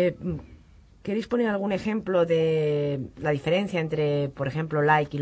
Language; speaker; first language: Spanish; native; Spanish